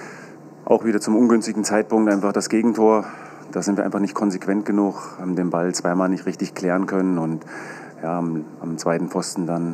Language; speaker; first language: German; native; German